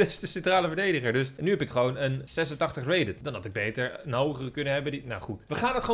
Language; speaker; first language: Dutch; native; Dutch